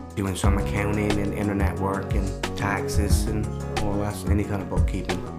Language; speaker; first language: English; native; English